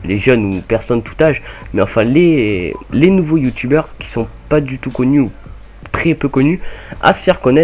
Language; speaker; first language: French; native; French